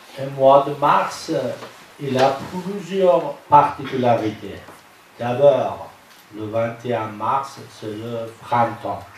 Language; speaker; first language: French; non-native, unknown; Persian